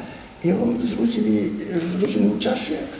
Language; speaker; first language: Polish; non-native, learner; Italian